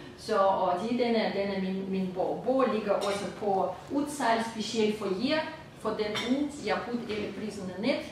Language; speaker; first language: Danish; non-native, fluent; Russian